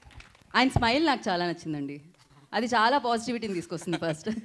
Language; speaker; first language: Telugu; native; Telugu